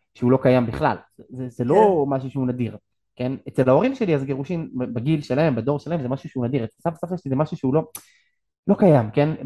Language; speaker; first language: Hebrew; native; Hebrew